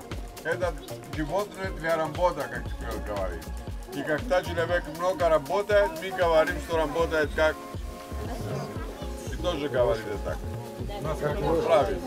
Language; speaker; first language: Russian; non-native, learner; Greek